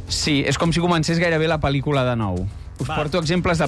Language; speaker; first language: Catalan; native; Catalan